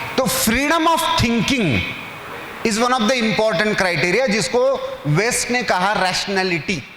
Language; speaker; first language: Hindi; non-native, local second language; Marathi